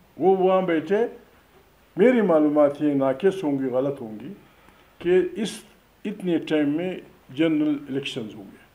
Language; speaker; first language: Urdu; non-native, local second language; Pashto